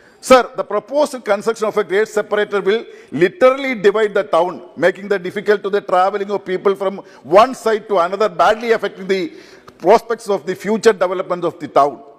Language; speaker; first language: English; non-native, local second language; Malayalam